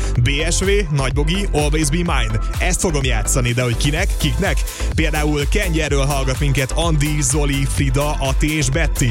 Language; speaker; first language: Hungarian; native; Hungarian